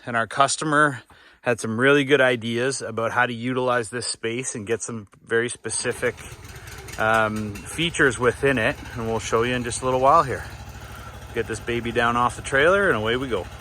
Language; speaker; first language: English; native; English